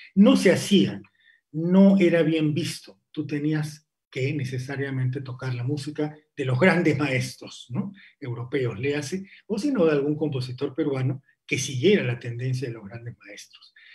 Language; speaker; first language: Spanish; native; Spanish